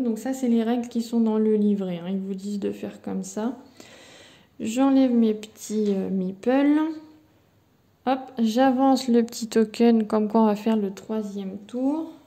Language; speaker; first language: French; native; French